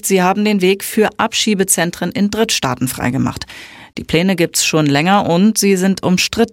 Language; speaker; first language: German; native; German